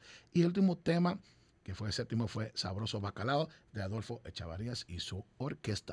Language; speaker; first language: Spanish; early bilingual, heritage; Spanish